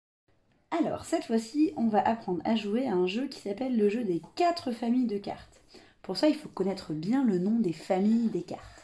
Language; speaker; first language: French; native; French